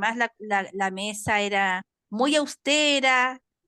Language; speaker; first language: Spanish; native; Spanish